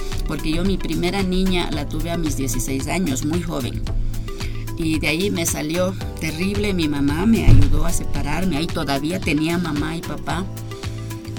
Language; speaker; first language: Spanish; native; Spanish